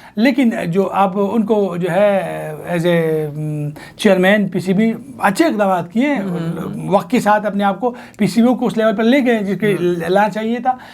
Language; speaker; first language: Urdu; non-native, local second language; Pashto